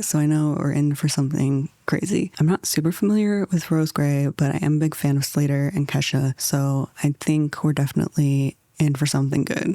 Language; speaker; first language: English; native; English